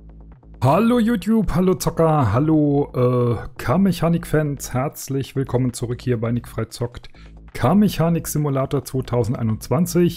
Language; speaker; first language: German; native; German